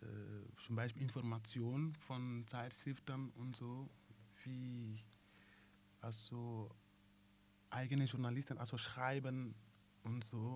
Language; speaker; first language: German; non-native, learner; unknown